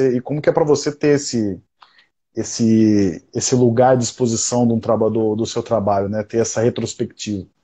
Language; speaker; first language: Portuguese; native; Portuguese